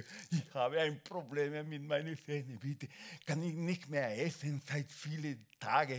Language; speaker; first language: German; non-native, learner; Spanish